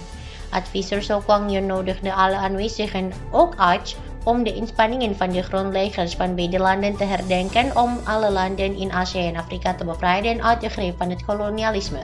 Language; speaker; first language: Dutch; non-native, learner; Indonesian